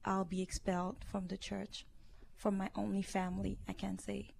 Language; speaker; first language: English; non-native, learner; Haitian Creole